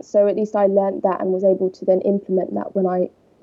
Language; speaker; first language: English; native; English